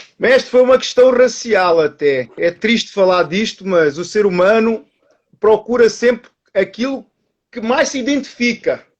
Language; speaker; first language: Portuguese; early bilingual, other home language; Kabuverdianu